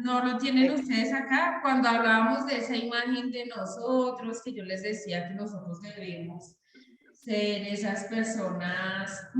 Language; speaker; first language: Spanish; native; Spanish